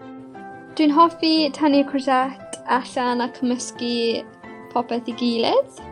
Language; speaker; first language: Welsh; non-native, local second language; English